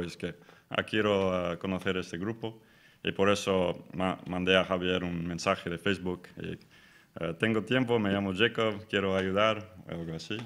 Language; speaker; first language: Spanish; non-native, fluent; English